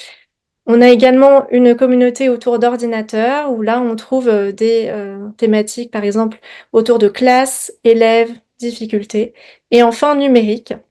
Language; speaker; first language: French; native; French